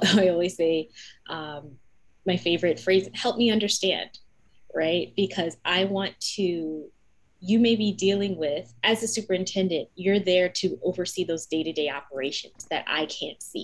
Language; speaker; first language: English; native; English